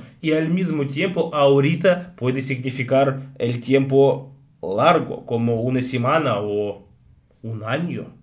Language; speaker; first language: Spanish; non-native, fluent; Russian